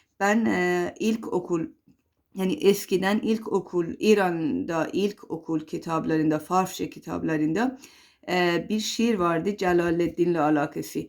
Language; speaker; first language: Turkish; non-native, fluent; Persian